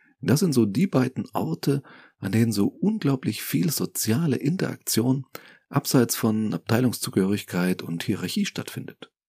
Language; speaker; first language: German; native; German